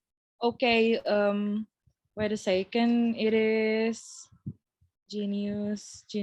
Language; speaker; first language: English; non-native, fluent; Indonesian